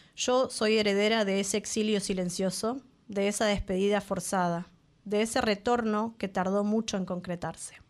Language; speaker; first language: Spanish; native; Spanish